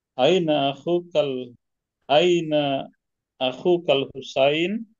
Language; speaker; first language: Arabic; non-native, learner; Indonesian